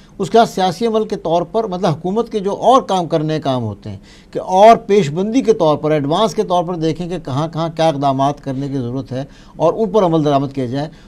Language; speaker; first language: Hindi; native; Hindi